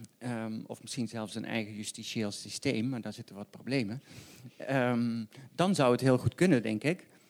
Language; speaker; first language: Dutch; native; Dutch